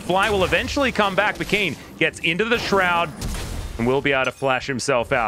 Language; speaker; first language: English; native; English